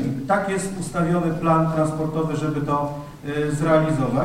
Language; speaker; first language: Polish; native; Polish